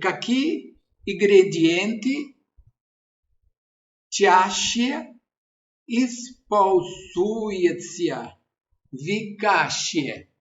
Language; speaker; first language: Russian; non-native, learner; Portuguese